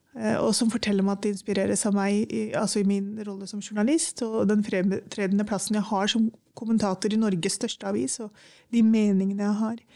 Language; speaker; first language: Norwegian; early bilingual, other home language; Urdu